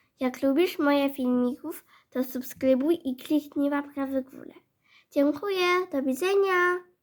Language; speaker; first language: Polish; non-native, learner; Chinese